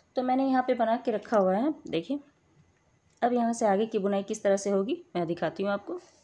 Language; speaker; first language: Hindi; native; Hindi